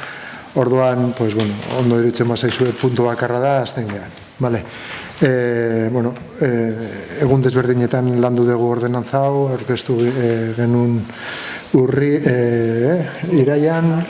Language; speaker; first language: Basque; non-native, local second language; Spanish